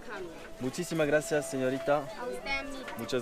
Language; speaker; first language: Spanish; non-native, learner; French